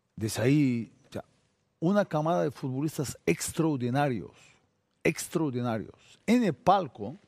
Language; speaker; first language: Spanish; non-native, fluent; Bulgarian